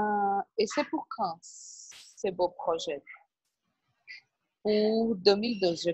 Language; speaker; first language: French; non-native, learner; Portuguese